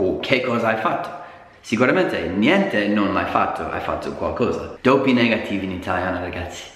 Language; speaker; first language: Italian; non-native, fluent; English